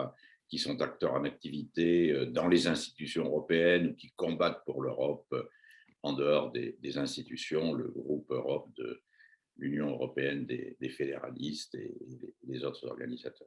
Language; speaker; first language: French; native; French